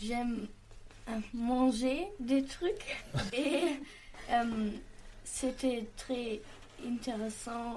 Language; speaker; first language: French; non-native, learner; German